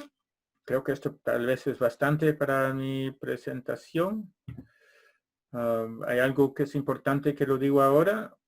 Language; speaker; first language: Spanish; non-native, fluent; English